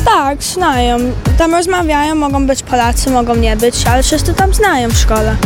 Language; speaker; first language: Polish; early bilingual, heritage; Polish